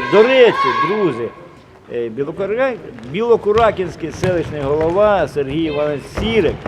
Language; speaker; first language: Ukrainian; non-native, local second language; Russian